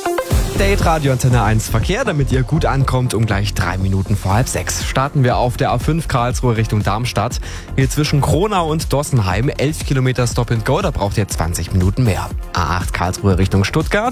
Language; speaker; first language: German; native; German